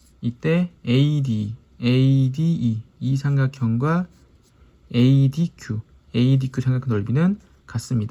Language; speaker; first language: Korean; native; Korean